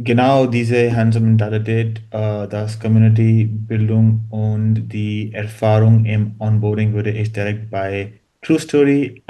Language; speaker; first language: German; non-native, learner; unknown